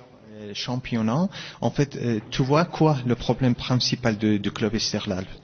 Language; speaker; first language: French; non-native, fluent; Persian